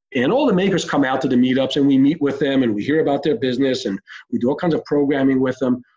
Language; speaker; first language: English; early bilingual, other home language; Hebrew